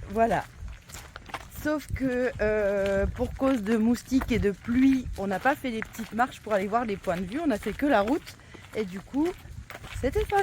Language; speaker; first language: French; native; French